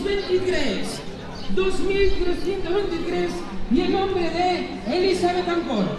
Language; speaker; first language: Spanish; native; Spanish